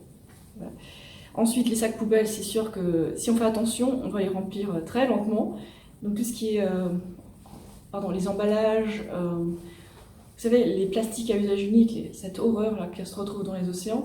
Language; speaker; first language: French; native; French